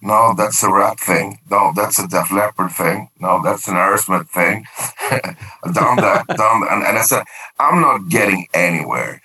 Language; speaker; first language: English; non-native, fluent; Swedish